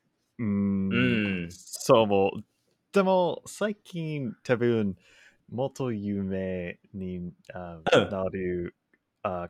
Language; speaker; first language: Japanese; non-native, learner; English